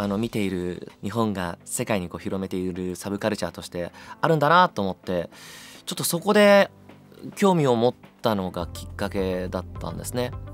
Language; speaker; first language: Japanese; early bilingual, heritage; Japanese